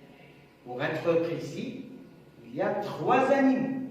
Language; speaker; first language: French; non-native, local second language; Arabic